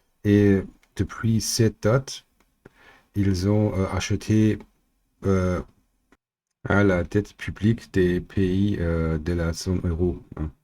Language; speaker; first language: French; non-native, learner; German